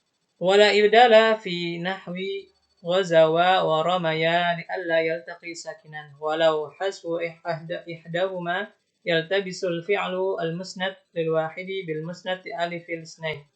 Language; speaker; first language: Arabic; non-native, learner; Indonesian